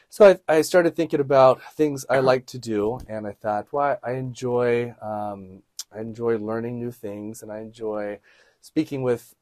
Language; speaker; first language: English; native; English